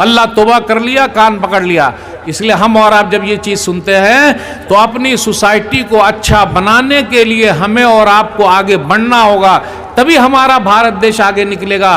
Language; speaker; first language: Hindi; native; Hindi